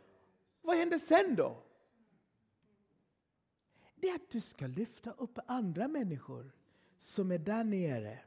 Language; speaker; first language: Swedish; non-native, fluent; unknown